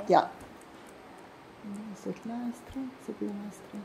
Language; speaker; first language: Indonesian; non-native, fluent; English